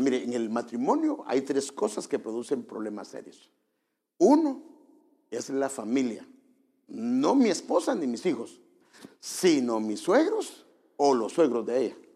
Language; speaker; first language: Spanish; native; Spanish